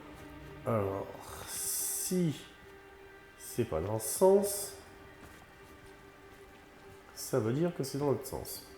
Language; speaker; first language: French; native; French